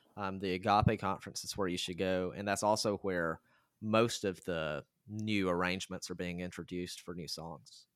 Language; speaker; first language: English; native; English